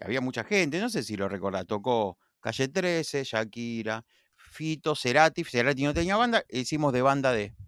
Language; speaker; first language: Spanish; native; Spanish